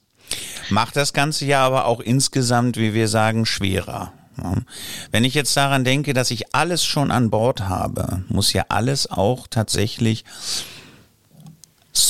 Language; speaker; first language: German; native; German